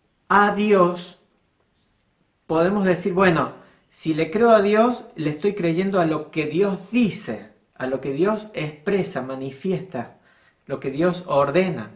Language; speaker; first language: Spanish; native; Spanish